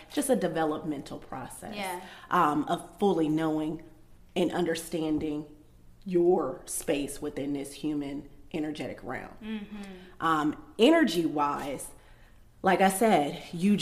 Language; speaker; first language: English; native; English